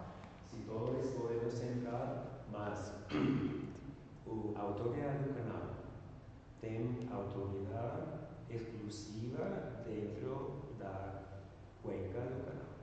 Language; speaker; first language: Portuguese; non-native, learner; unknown